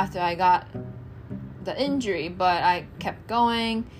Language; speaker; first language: English; non-native, fluent; Japanese